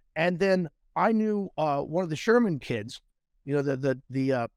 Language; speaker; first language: English; native; English